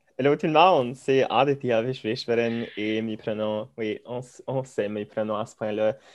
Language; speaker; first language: French; non-native, local second language; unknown